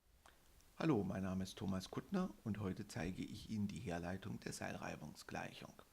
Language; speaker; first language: German; native; German